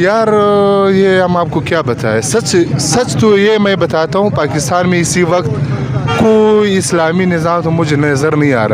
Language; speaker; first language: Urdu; non-native, local second language; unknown